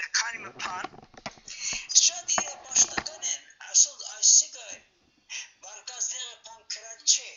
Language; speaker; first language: Armenian; early bilingual, heritage; Armenian